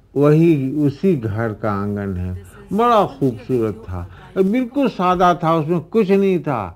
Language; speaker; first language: Hindi; native; Hindi